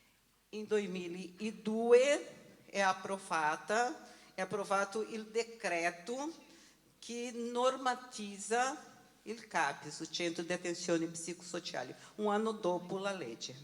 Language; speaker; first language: Italian; non-native, learner; Portuguese